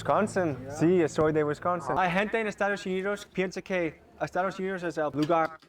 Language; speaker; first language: Spanish; non-native, learner; English